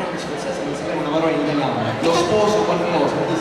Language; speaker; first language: Italian; native; Italian